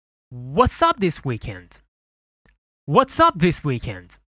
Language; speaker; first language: English; non-native, fluent; Persian